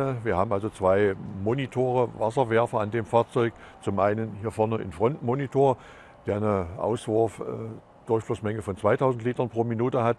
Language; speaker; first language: German; native; German